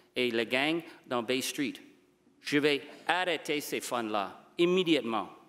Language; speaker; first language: French; non-native, fluent; English